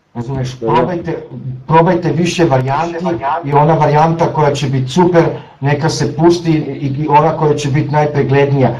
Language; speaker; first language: Serbian; native; Serbian